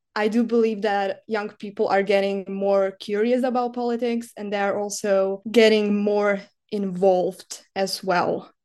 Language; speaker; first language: English; non-native, fluent; Slovak